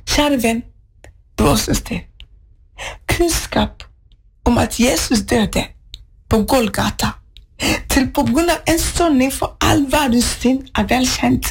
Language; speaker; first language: Norwegian; non-native, fluent; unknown